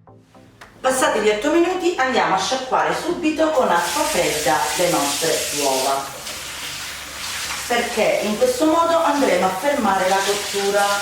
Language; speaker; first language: Italian; native; Italian